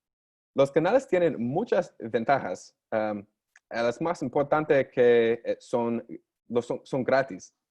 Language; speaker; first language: Spanish; non-native, learner; English